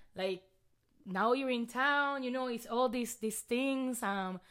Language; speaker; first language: English; non-native, fluent; Spanish